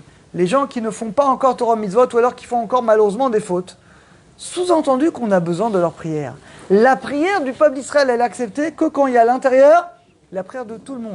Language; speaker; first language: French; native; French